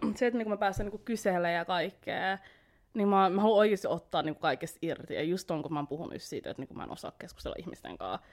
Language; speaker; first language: Finnish; early bilingual, heritage; Finnish